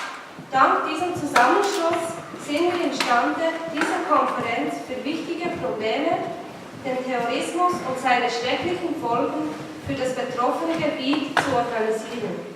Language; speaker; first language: German; non-native, fluent; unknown